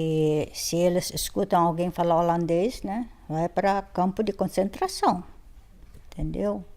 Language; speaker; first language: Portuguese; non-native, fluent; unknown